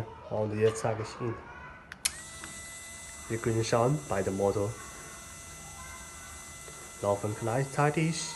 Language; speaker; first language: German; non-native, learner; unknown